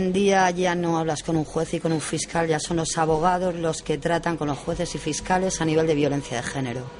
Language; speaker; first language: Spanish; native; Spanish